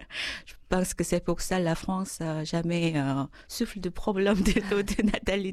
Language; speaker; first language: French; non-native, fluent; Korean